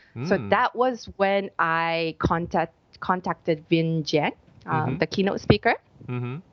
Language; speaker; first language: English; native; English